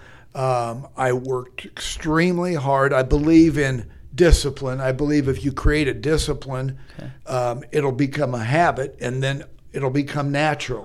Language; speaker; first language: English; native; English